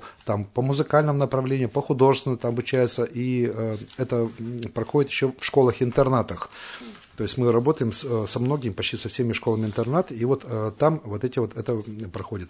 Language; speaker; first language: Russian; native; Russian